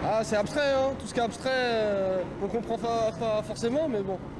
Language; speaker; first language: French; native; French